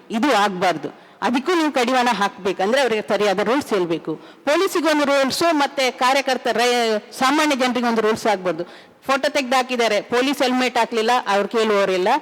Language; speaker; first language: Kannada; native; Kannada